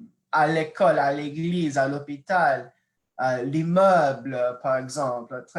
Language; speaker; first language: French; non-native, fluent; English